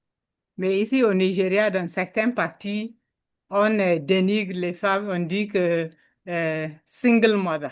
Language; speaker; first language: French; non-native, learner; English